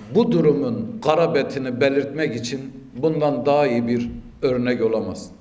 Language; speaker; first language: Turkish; native; Turkish